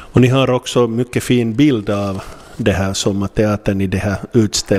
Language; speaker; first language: Swedish; non-native, local second language; Finnish